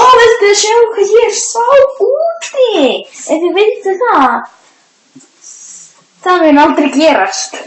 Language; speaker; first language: Icelandic; non-native, learner; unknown